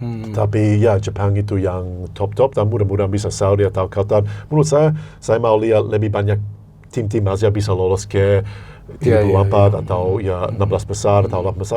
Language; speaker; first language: Indonesian; non-native, fluent; English